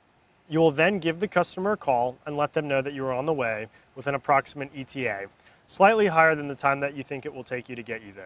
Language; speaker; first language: English; native; English